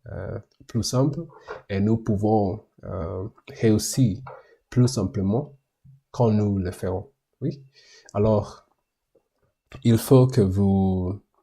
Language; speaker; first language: French; non-native, learner; English